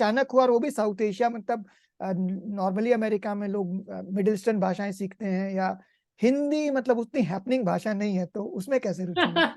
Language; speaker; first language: Hindi; native; Hindi